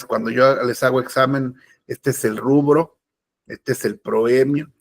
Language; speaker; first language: Spanish; native; Spanish